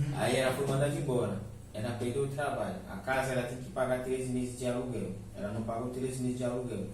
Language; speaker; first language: Portuguese; non-native, fluent; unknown